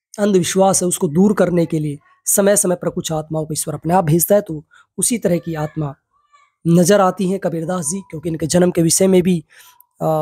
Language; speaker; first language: Hindi; native; Hindi